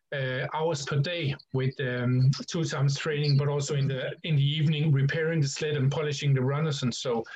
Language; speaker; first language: English; non-native, fluent; Danish